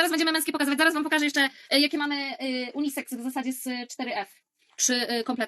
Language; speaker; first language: Polish; native; Polish